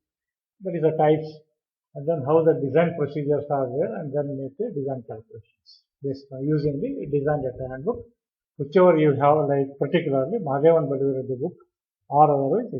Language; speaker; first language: English; non-native, local second language; Kannada